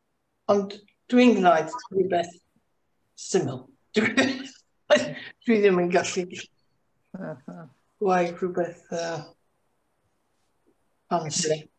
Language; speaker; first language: Welsh; non-native, learner; English